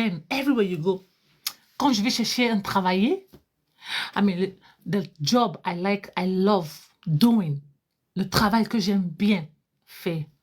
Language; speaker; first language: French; non-native, fluent; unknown